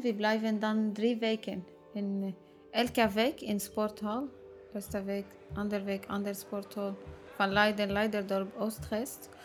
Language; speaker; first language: Dutch; non-native, learner; Arabic